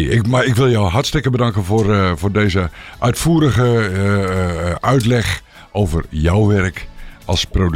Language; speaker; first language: Dutch; native; Dutch